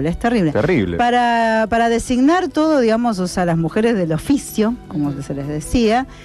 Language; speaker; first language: Spanish; native; Spanish